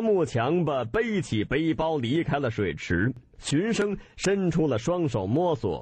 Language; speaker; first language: Chinese; native; Chinese